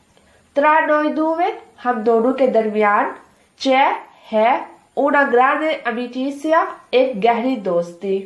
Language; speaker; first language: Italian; non-native, fluent; Urdu